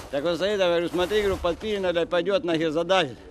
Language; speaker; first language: Russian; native; Russian